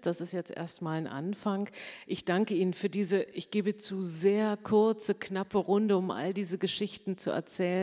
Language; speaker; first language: German; native; German